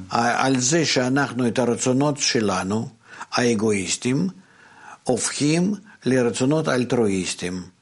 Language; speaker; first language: Hebrew; non-native, fluent; Russian